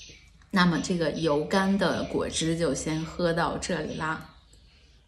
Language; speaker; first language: Chinese; native; Chinese